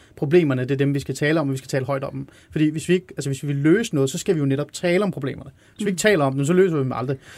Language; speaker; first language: Danish; early bilingual, other home language; Persian